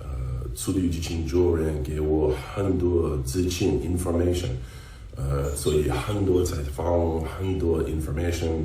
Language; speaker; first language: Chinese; non-native, learner; English